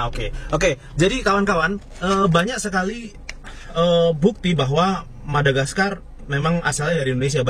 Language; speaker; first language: Indonesian; native; Indonesian